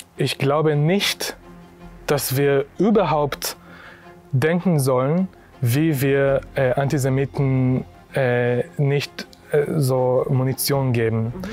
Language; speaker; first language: German; non-native, fluent; Hebrew